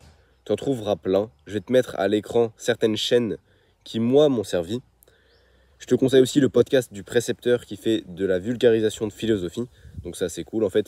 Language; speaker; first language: French; native; French